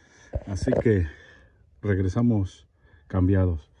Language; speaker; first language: Spanish; native; Spanish